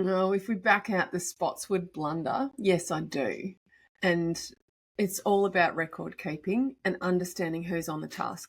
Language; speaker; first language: English; native; English